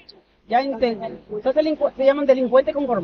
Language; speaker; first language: Spanish; native; Spanish